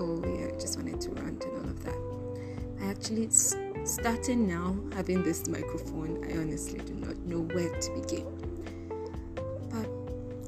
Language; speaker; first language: English; non-native, local second language; Yoruba